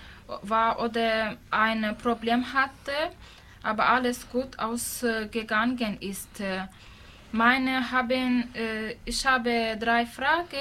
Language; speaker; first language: German; non-native, learner; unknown